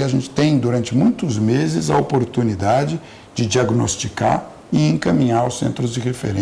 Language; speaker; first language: Portuguese; native; Portuguese